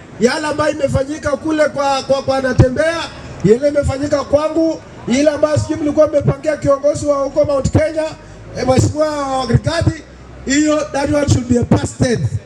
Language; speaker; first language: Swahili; non-native, local second language; Luyia